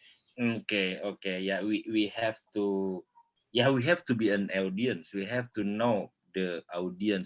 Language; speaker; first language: English; non-native, local second language; Indonesian